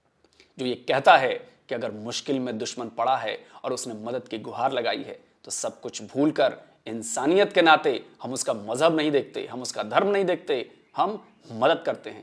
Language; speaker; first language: Hindi; native; Hindi